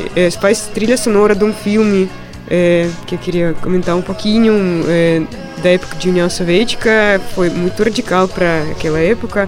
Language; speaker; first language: Portuguese; non-native, fluent; Russian